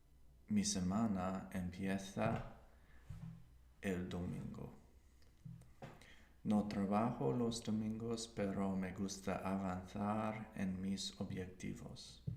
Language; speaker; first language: Spanish; non-native, learner; English